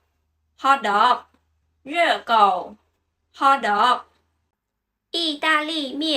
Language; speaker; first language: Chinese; non-native, fluent; Khmer